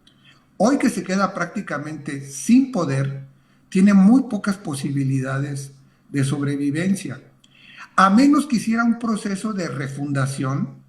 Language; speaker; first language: Spanish; native; Spanish